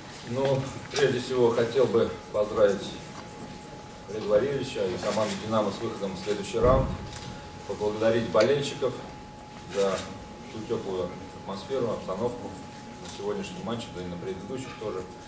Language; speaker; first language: Russian; native; Russian